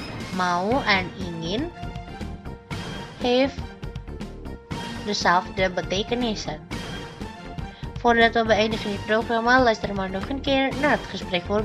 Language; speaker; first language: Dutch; non-native, fluent; Indonesian